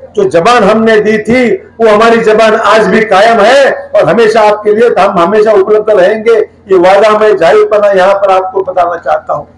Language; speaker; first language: Hindi; non-native, local second language; Marathi